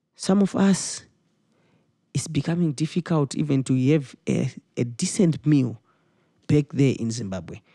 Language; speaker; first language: English; non-native, local second language; Shona